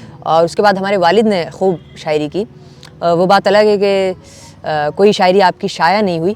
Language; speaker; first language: Urdu; native; Urdu